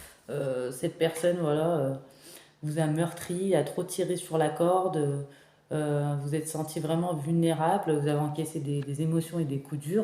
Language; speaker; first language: French; native; French